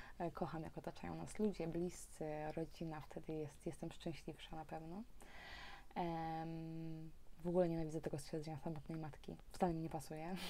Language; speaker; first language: Polish; early bilingual, heritage; Polish